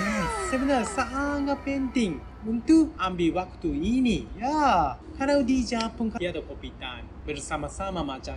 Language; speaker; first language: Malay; non-native, learner; Japanese